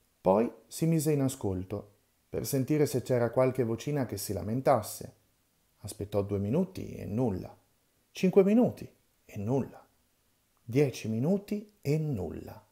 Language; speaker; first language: Italian; native; Italian